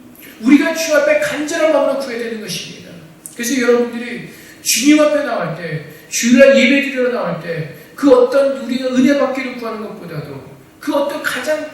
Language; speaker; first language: Korean; native; Korean